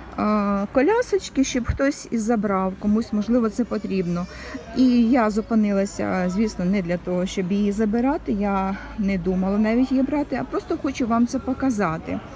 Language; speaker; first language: Ukrainian; non-native, local second language; Russian